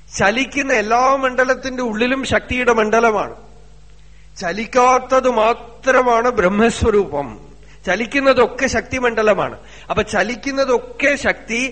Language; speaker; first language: Malayalam; native; Malayalam